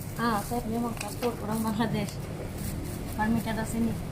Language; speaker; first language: Malay; non-native, learner; Bangla